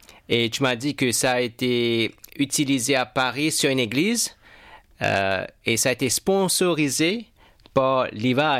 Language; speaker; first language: French; non-native, fluent; English